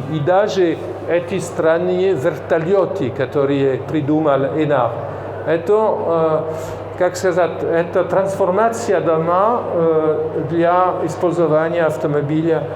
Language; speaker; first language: Russian; non-native, fluent; French